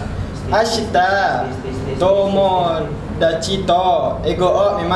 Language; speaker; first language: Japanese; non-native, learner; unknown